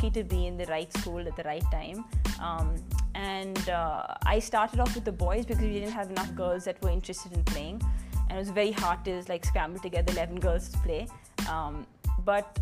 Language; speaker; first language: English; non-native, local second language; Punjabi